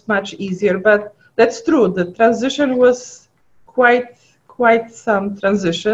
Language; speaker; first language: English; non-native, fluent; Polish